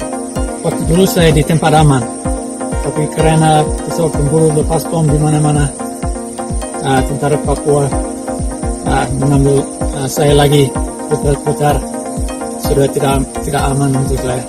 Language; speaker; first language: Indonesian; non-native, learner; English